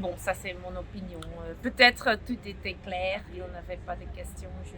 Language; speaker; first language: French; non-native, local second language; Dutch